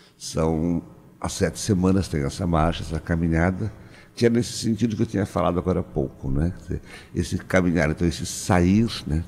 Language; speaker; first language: Portuguese; native; Portuguese